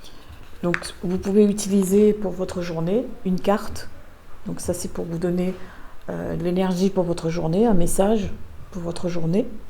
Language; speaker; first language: French; native; French